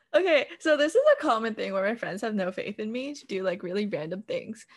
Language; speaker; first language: English; early bilingual, other home language; Korean